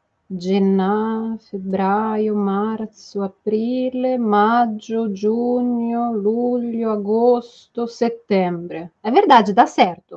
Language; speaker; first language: Italian; native; Italian